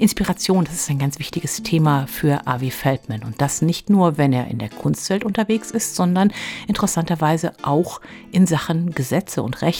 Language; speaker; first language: German; native; German